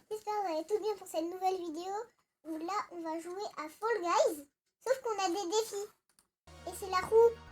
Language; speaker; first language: French; native; French